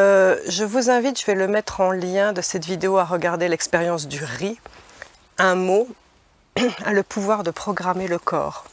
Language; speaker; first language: French; native; French